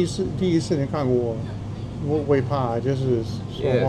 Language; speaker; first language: Chinese; non-native, fluent; English